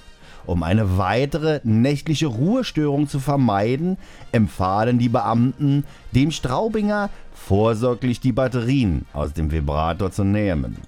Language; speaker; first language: German; native; German